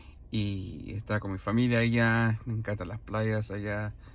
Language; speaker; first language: Spanish; early bilingual, heritage; Spanish